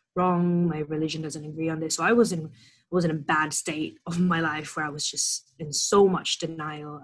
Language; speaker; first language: English; non-native, fluent; Indonesian